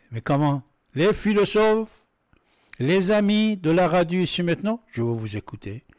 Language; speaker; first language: French; non-native, fluent; Persian